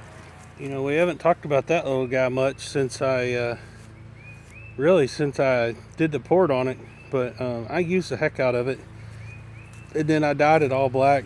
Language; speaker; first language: English; native; English